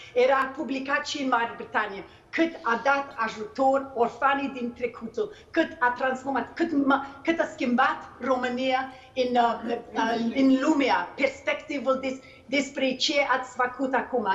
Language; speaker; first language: Romanian; non-native, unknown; English